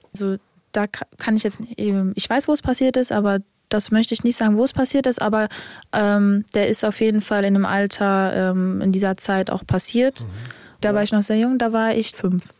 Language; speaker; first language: German; early bilingual, other home language; Serbian